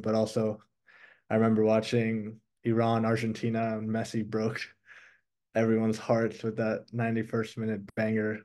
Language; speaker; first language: English; early bilingual, other home language; Persian